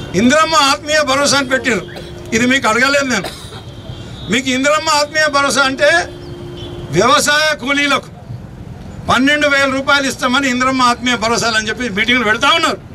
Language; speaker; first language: Telugu; native; Telugu